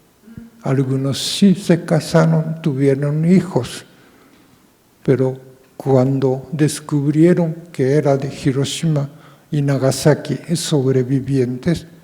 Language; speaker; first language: Spanish; non-native, fluent; Japanese